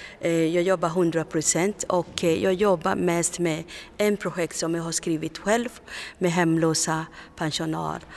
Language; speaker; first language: Swedish; non-native, learner; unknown